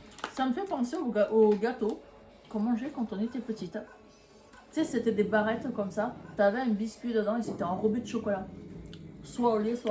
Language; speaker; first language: French; native; French